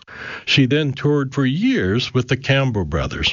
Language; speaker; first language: English; native; English